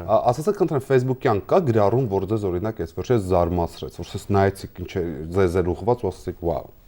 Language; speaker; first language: Armenian; native; Armenian